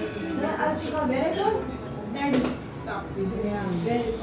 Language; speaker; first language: Dutch; non-native, learner; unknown